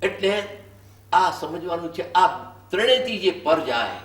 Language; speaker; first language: Hindi; non-native, local second language; Gujarati